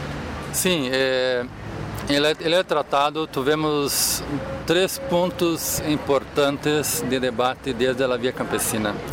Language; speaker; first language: Spanish; non-native, fluent; Portuguese